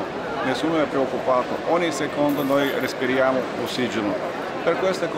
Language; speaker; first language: Italian; non-native, learner; Bulgarian